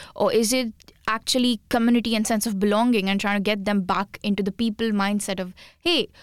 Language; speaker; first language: English; non-native, local second language; Hindi